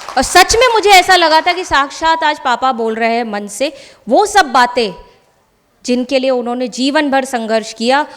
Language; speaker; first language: Hindi; native; Hindi